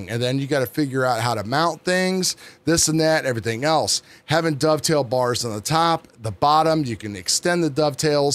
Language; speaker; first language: English; native; English